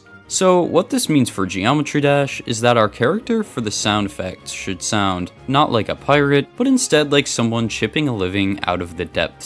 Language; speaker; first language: English; native; English